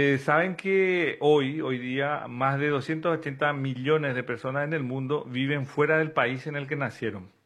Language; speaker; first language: Spanish; native; Spanish